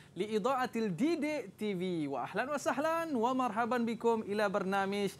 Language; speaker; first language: Arabic; non-native, fluent; Malay